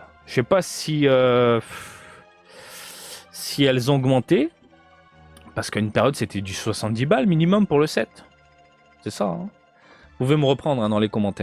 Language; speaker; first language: French; native; French